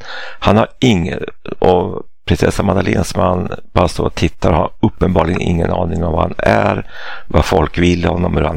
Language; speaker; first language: Swedish; native; Swedish